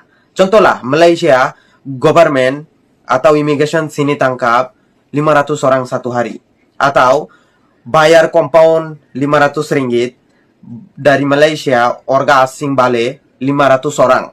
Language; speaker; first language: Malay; non-native, fluent; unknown